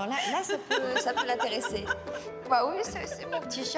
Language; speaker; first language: French; native; French